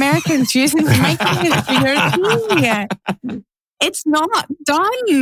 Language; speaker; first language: English; native; English